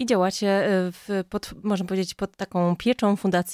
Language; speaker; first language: Polish; native; Polish